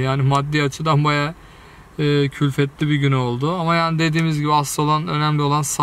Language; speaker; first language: Turkish; native; Turkish